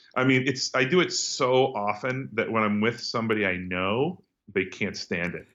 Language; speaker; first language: English; native; English